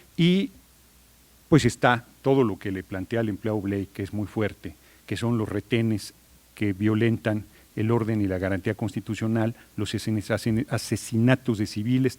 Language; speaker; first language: Spanish; native; Spanish